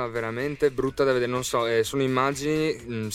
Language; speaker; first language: Italian; native; Italian